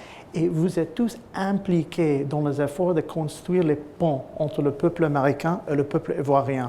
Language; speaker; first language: French; non-native, fluent; English